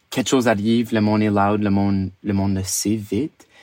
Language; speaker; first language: French; native; French